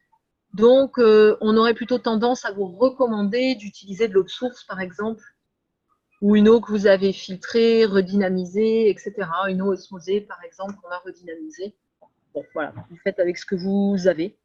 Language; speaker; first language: French; native; French